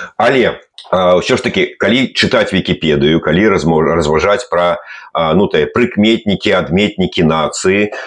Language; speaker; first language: Belarusian; native; Belarusian